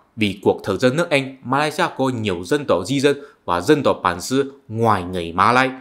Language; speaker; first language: Vietnamese; non-native, fluent; Malay